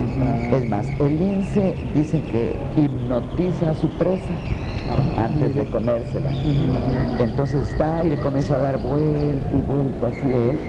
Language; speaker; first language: Spanish; native; Spanish